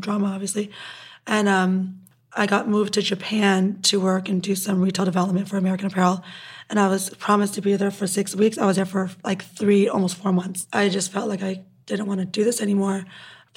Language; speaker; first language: English; native; English